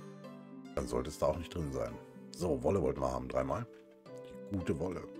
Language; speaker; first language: German; native; German